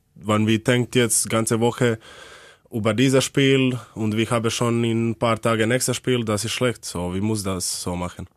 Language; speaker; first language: German; non-native, learner; Croatian